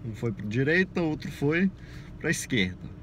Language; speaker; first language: Portuguese; non-native, fluent; English